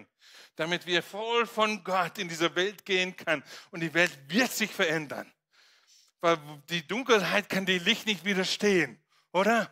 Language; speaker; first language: German; non-native, fluent; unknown